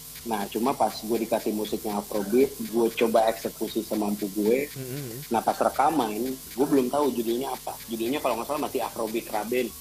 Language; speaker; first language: Indonesian; native; Indonesian